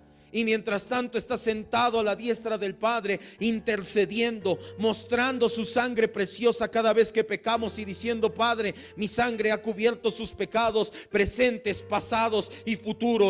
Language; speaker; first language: Spanish; native; Spanish